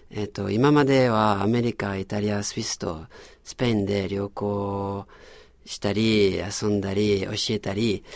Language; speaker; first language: Japanese; non-native, fluent; French